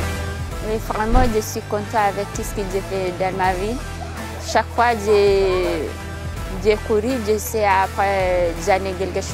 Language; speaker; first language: French; non-native, learner; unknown